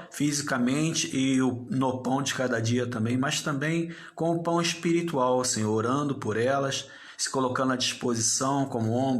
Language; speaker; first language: Portuguese; native; Portuguese